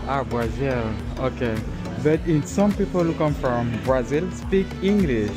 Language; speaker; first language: English; non-native, learner; French